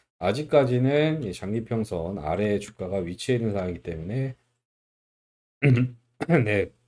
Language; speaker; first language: Korean; native; Korean